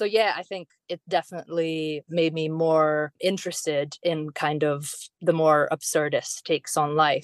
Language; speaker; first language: English; non-native, fluent; Romanian